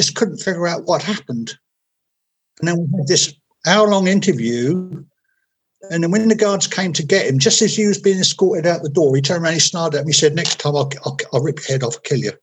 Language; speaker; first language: English; native; English